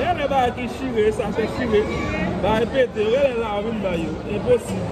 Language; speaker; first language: French; non-native, learner; Haitian Creole